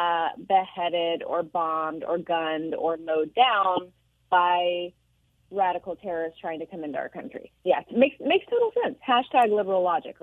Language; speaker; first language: English; native; English